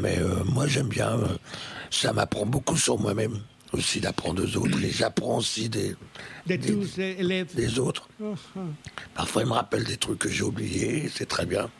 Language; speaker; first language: French; native; French